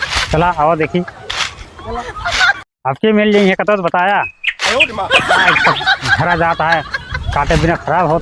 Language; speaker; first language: Hindi; non-native, local second language; Awadhi